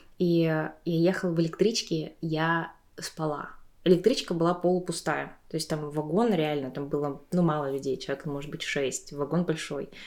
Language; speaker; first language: Russian; native; Russian